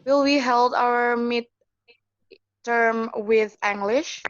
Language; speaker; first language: English; non-native, learner; Indonesian